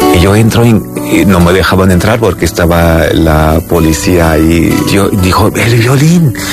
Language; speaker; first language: Spanish; non-native, fluent; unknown